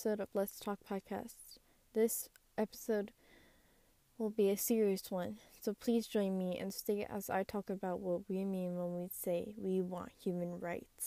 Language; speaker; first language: English; native; English